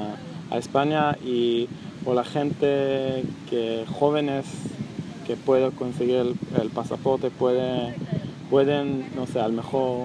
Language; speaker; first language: Spanish; non-native, learner; Hebrew